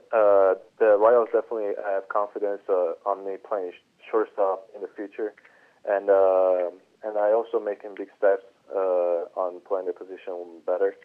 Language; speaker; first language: English; non-native, fluent; Italian